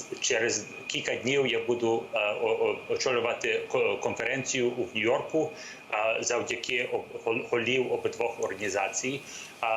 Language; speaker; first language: Ukrainian; early bilingual, heritage; English